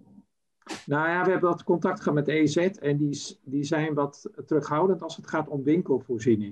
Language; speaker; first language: Dutch; native; Dutch